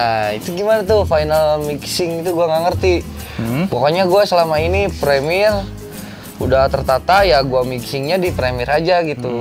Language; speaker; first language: Indonesian; native; Indonesian